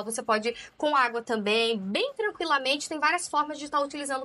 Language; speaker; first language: Portuguese; native; Portuguese